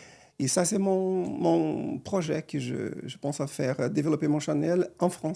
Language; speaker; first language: French; non-native, fluent; Portuguese